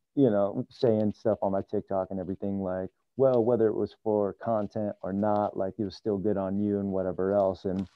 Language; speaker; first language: English; native; English